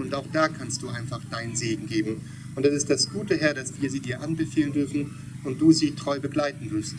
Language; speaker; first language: German; native; German